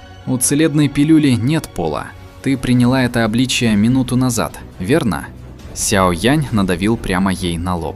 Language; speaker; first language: Russian; native; Russian